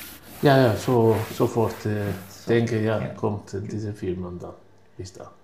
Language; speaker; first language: German; non-native, learner; Italian